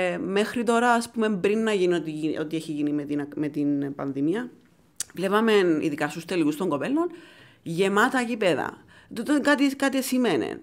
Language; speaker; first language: Greek; native; Greek